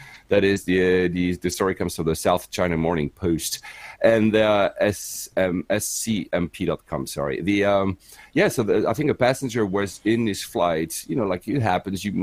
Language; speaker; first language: English; non-native, fluent; French